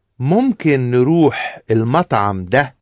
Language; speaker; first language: Arabic; non-native, learner; English